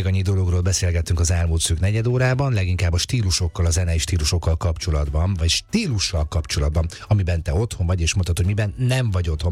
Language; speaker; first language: Hungarian; native; Hungarian